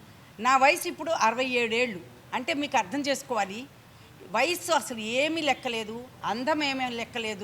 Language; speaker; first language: Telugu; native; Telugu